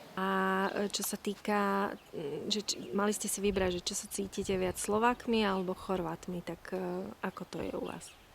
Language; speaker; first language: Slovak; native; Slovak